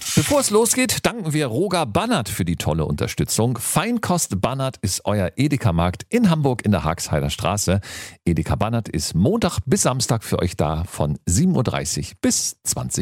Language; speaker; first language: German; native; German